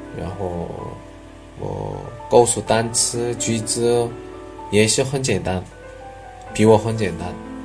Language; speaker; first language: Chinese; non-native, learner; Korean